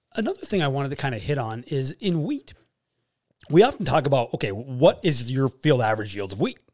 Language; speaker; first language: English; native; English